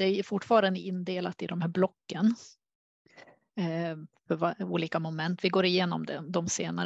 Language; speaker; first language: Swedish; native; Swedish